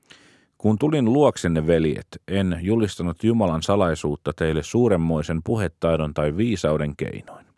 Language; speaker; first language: Finnish; native; Finnish